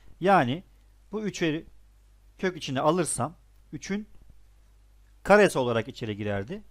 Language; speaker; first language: Turkish; native; Turkish